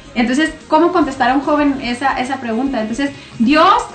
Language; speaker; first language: Spanish; native; Spanish